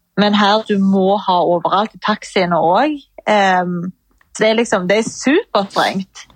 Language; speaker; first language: Norwegian; early bilingual, other home language; Arabic